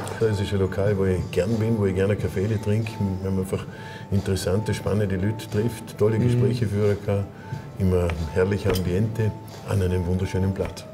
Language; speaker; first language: German; native; German